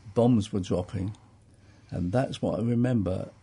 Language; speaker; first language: English; native; English